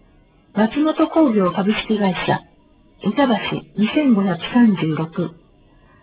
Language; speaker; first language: Japanese; native; Japanese